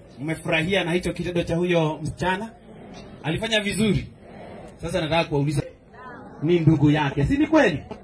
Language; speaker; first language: Swahili; non-native, local second language; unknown